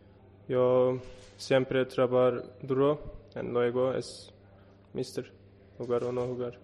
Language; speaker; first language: Spanish; non-native, learner; Turkish